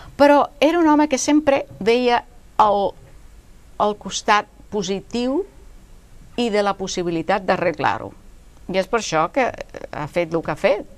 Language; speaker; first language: Catalan; non-native, fluent; Spanish